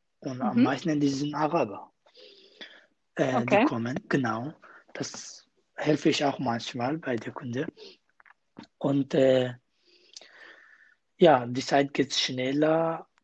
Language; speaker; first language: German; non-native, learner; Kurdish